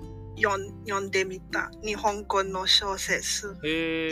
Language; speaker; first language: Japanese; non-native, learner; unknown